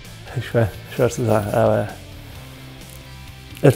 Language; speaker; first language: German; non-native, learner; Spanish